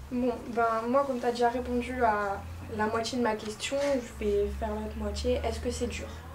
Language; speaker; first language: French; native; French